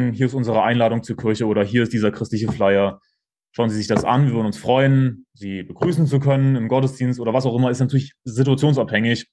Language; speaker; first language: German; native; German